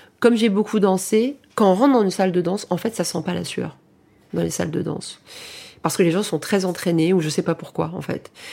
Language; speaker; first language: French; early bilingual, heritage; French